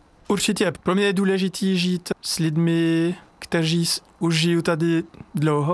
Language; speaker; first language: Czech; non-native, learner; French